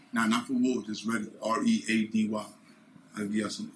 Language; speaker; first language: English; native; English